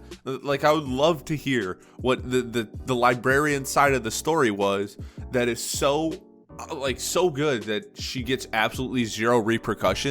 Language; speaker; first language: English; native; English